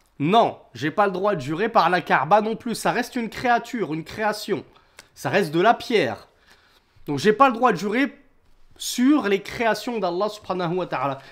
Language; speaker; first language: French; native; French